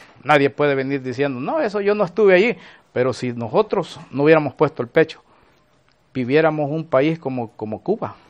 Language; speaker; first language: Spanish; native; Spanish